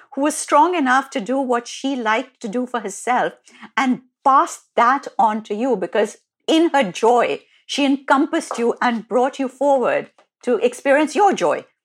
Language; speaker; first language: English; non-native, local second language; Hindi